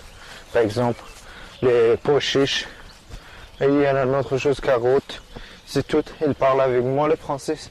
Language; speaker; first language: French; non-native, learner; Persian